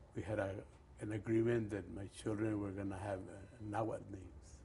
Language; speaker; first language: English; early bilingual, other home language; Spanish